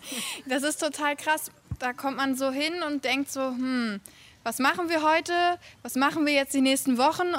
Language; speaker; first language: German; native; German